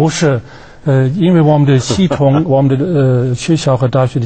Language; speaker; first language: Chinese; non-native, fluent; German